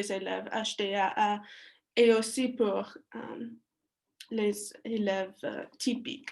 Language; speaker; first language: French; non-native, learner; English